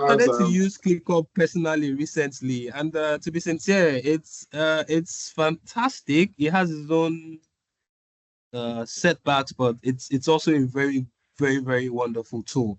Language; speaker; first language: English; non-native, local second language; Yoruba